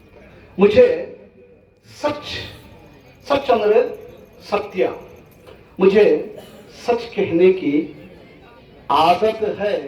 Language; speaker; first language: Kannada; non-native, fluent; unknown